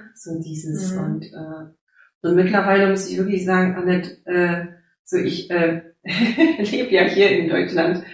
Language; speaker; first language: German; early bilingual, heritage; German